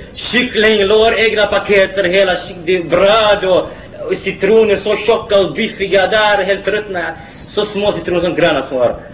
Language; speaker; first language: Swedish; non-native, fluent; Arabic